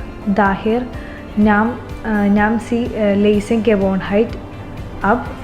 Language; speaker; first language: German; non-native, learner; Malayalam